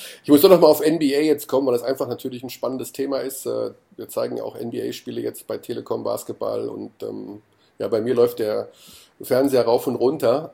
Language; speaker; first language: German; native; German